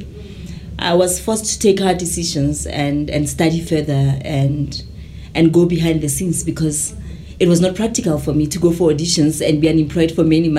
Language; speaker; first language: English; non-native, local second language; Tswana